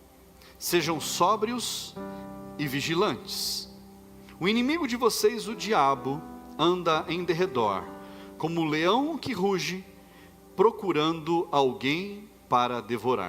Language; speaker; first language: Portuguese; native; Portuguese